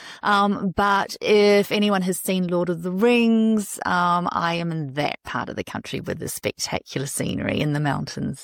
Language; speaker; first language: English; native; English